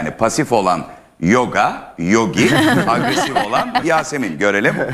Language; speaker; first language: Turkish; native; Turkish